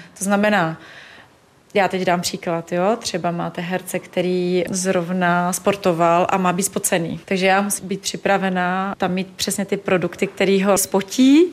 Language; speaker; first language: Czech; native; Czech